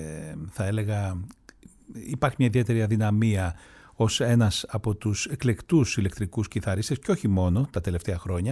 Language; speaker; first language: Greek; native; Greek